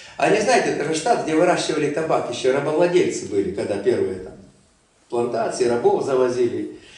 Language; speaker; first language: Russian; native; Russian